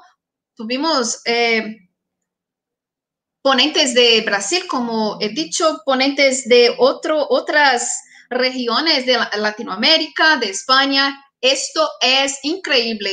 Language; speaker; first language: Spanish; non-native, fluent; Portuguese